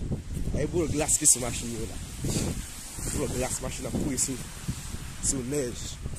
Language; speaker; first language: French; non-native, learner; Haitian Creole